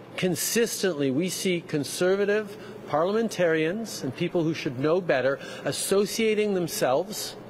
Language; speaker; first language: English; native; English